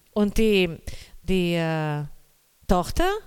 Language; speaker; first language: German; non-native, learner; Portuguese